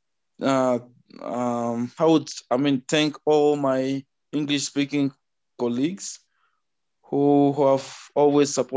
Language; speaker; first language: English; non-native, fluent; French